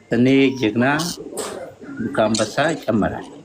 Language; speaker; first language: Amharic; non-native, local second language; Oromo